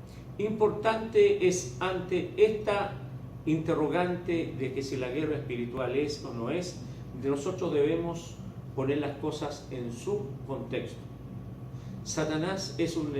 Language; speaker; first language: Spanish; native; Spanish